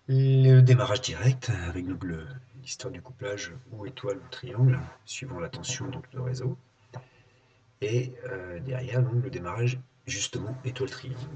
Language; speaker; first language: French; native; French